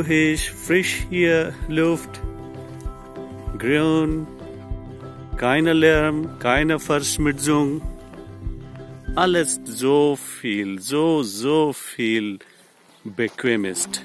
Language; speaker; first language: German; non-native, learner; Marathi